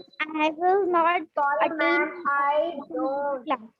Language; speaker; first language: English; non-native, learner; Hindi